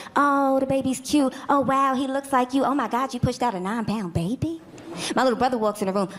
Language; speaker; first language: English; native; English